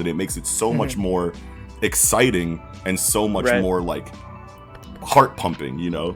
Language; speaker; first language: English; native; English